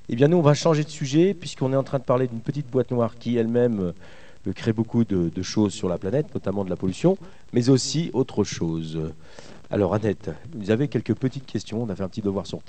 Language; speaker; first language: French; native; French